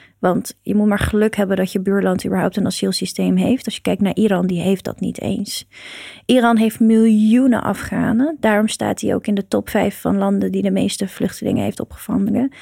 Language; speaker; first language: Dutch; early bilingual, other home language; Persian